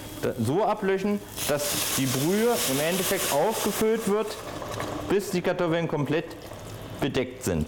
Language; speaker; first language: German; native; German